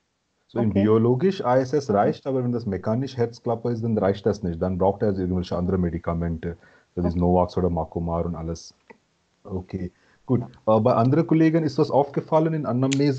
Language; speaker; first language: German; non-native, fluent; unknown